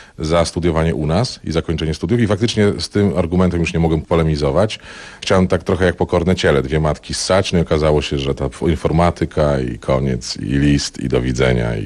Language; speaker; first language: Polish; native; Polish